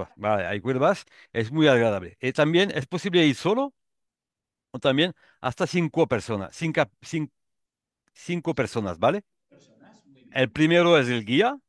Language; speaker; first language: Spanish; non-native, learner; French